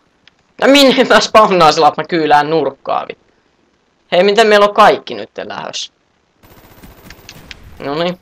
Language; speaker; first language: Finnish; native; Finnish